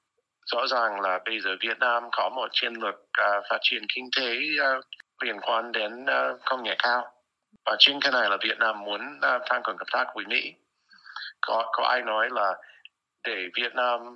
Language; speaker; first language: Vietnamese; non-native, fluent; English